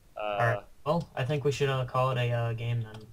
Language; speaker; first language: English; native; English